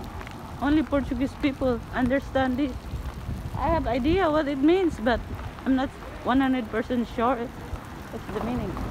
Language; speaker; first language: English; non-native, local second language; Filipino